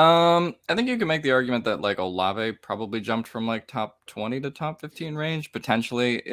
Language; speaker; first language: English; native; English